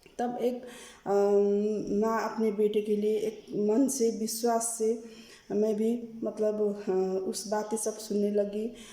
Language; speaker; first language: Hindi; non-native, learner; Nepali